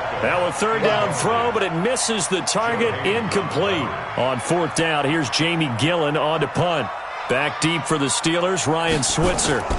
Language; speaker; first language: English; native; English